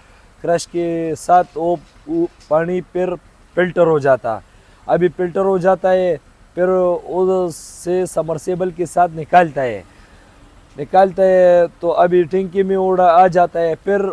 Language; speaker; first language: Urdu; non-native, local second language; Pashto